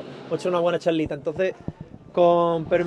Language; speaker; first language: Spanish; native; Spanish